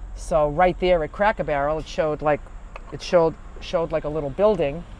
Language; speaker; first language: English; native; English